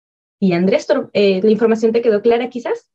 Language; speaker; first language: Spanish; native; Spanish